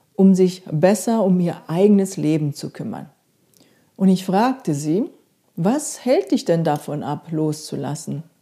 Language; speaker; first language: German; non-native, fluent; Korean